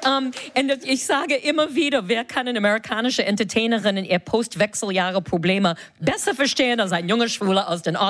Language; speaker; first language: German; non-native, fluent; English